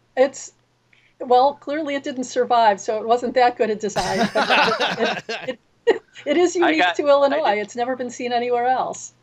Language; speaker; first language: English; native; English